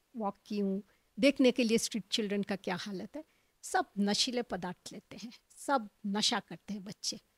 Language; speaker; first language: Hindi; non-native, local second language; Bangla